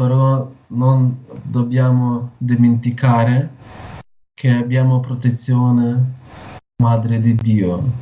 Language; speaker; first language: Italian; non-native, learner; Ukrainian